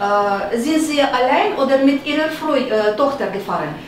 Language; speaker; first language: German; non-native, fluent; Russian